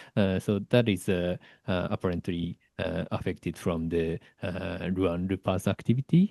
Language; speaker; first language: English; non-native, learner; Japanese